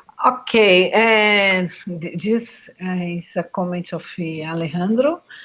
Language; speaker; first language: English; non-native, fluent; Portuguese